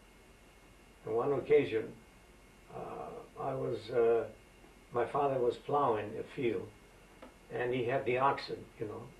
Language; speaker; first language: English; non-native, fluent; Greek